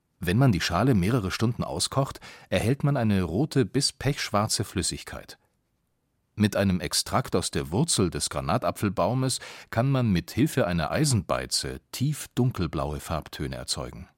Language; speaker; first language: German; native; German